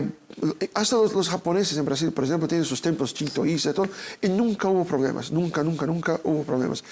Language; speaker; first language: Spanish; non-native, fluent; Portuguese